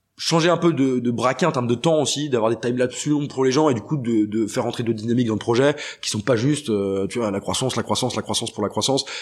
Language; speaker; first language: French; native; French